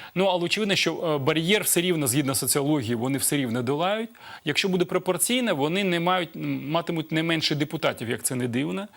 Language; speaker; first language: Ukrainian; native; Ukrainian